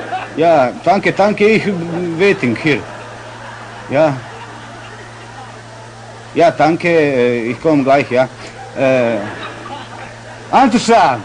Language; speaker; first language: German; non-native, learner; Croatian